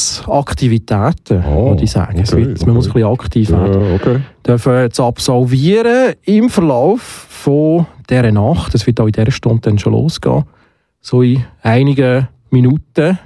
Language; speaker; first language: German; native; German